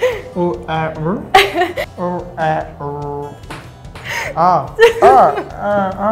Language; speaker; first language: Korean; native; Korean